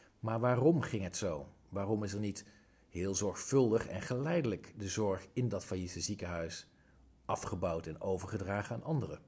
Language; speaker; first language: Dutch; native; Dutch